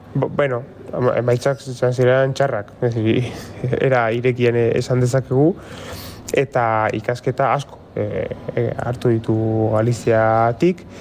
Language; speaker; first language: Basque; non-native, local second language; Spanish